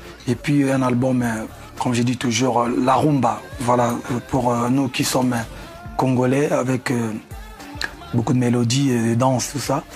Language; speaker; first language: French; non-native, local second language; Lingala